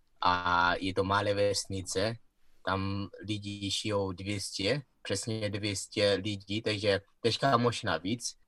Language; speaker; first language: Czech; non-native, learner; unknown